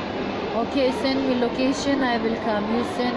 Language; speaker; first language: English; non-native, learner; Turkish